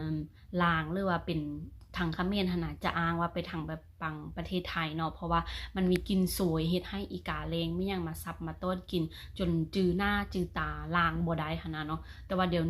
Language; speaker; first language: Thai; non-native, local second language; Northeastern Thai